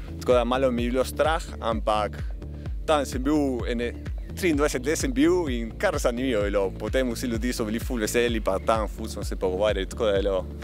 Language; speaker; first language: Slovenian; early bilingual, heritage; Slovenian